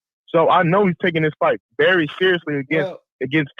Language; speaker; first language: English; native; English